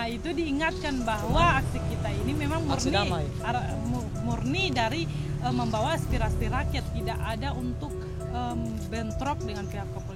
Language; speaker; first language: Indonesian; native; Indonesian